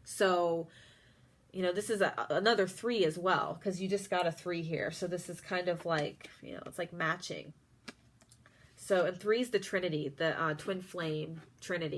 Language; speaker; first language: English; native; English